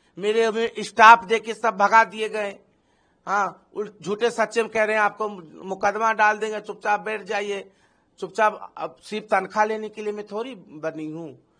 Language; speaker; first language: Hindi; native; Hindi